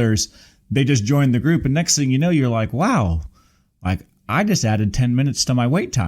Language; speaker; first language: English; native; English